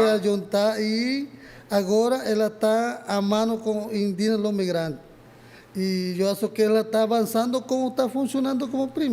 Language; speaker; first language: Portuguese; non-native, learner; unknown